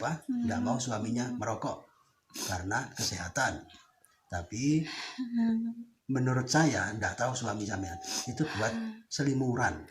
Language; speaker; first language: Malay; non-native, local second language; Javanese